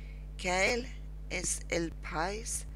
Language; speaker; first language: Spanish; non-native, learner; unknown